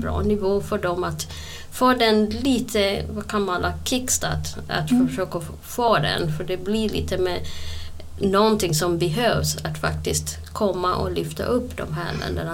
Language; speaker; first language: Swedish; non-native, fluent; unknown